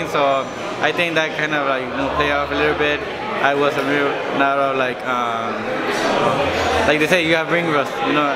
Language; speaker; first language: English; early bilingual, other home language; Spanish